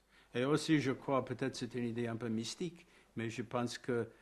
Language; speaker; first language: French; non-native, fluent; English